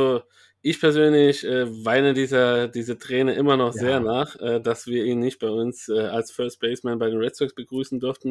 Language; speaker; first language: German; native; German